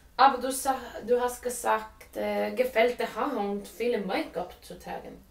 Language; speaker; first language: German; non-native, learner; Swedish